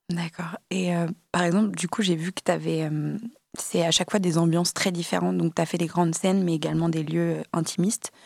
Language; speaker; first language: French; native; French